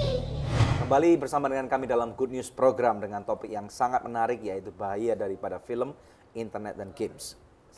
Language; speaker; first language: Indonesian; native; Indonesian